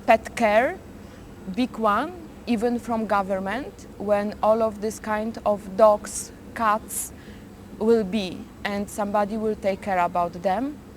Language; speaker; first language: English; non-native, learner; Polish